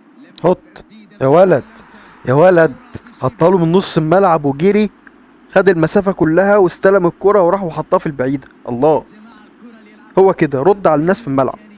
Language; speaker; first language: Arabic; native; Arabic